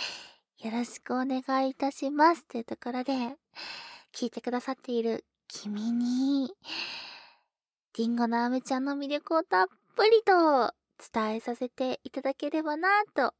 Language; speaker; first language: Japanese; native; Japanese